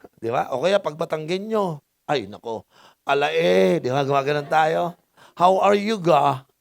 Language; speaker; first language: Filipino; non-native, local second language; Cebuano